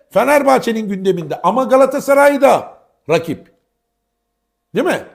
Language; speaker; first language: Turkish; native; Turkish